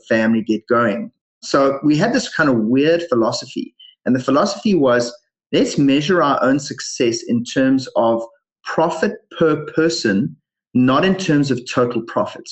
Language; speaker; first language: English; native; English